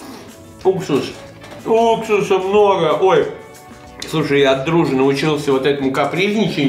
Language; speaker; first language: Russian; native; Russian